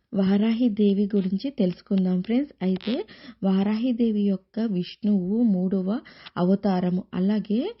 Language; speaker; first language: Telugu; native; Telugu